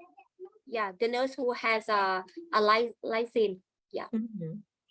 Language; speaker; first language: English; non-native, learner; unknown